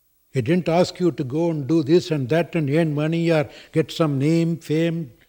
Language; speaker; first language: English; non-native, local second language; Tamil